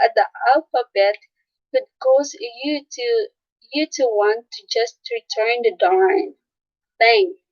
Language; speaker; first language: English; non-native, local second language; Filipino